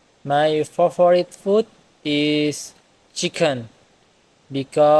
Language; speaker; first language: English; non-native, learner; Indonesian